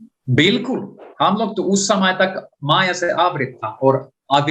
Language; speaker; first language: Hindi; non-native, learner; Finnish